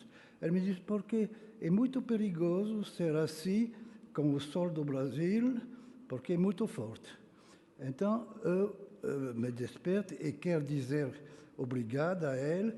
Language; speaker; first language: Portuguese; non-native, fluent; French